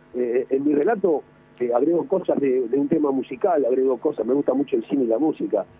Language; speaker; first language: Spanish; native; Spanish